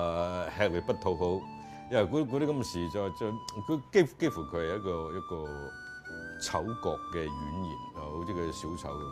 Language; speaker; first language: Chinese; native; Chinese